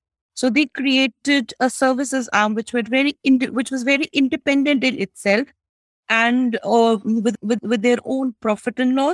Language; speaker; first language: English; non-native, local second language; Kashmiri